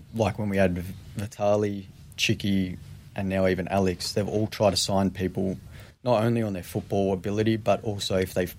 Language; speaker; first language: English; native; English